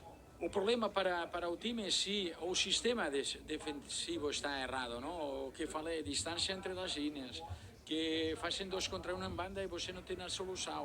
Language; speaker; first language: Portuguese; non-native, learner; Spanish